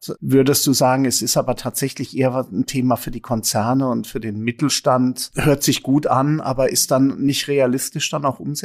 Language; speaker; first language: German; native; German